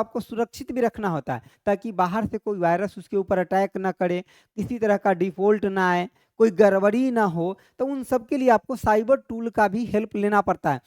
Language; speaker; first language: Hindi; native; Hindi